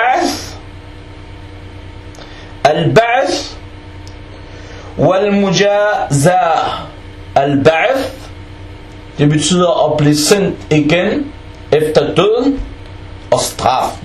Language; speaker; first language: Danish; early bilingual, other home language; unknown